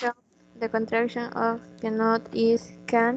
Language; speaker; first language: English; non-native, learner; Spanish